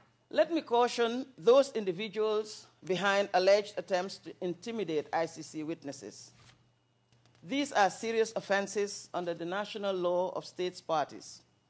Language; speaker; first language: English; non-native, local second language; Wolof